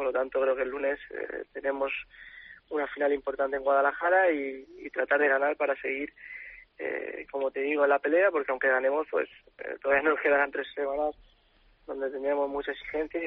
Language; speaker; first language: Spanish; native; Spanish